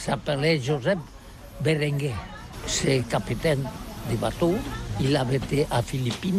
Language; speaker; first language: French; non-native, learner; Catalan